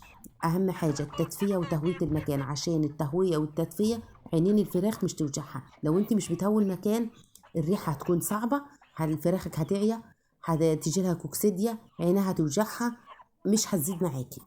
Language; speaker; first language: Arabic; native; Arabic